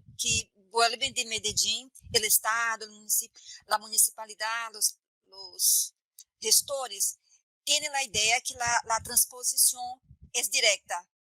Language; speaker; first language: Spanish; non-native, fluent; Portuguese